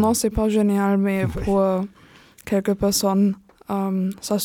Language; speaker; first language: French; non-native, learner; German